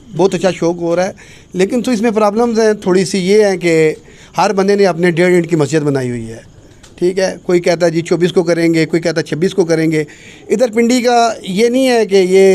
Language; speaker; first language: Urdu; native; Urdu